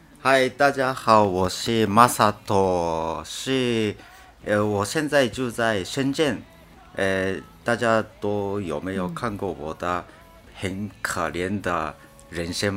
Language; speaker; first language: Chinese; non-native, fluent; Japanese